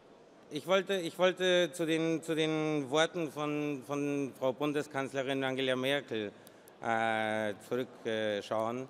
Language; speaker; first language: German; non-native, fluent; Polish